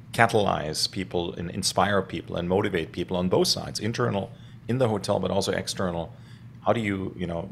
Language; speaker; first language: English; non-native, fluent; German